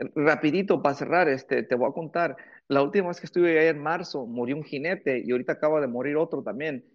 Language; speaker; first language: Spanish; early bilingual, heritage; Spanish